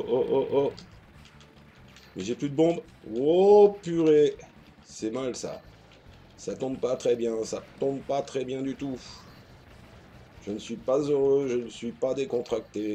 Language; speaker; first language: French; native; French